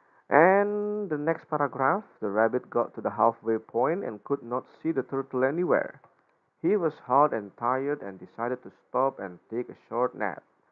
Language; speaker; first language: English; non-native, fluent; Indonesian